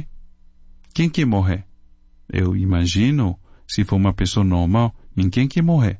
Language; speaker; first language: Portuguese; non-native, fluent; Chinese